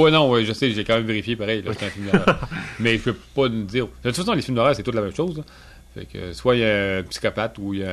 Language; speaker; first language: French; native; French